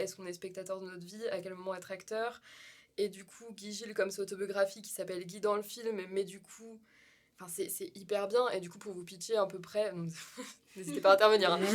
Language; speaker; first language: French; native; French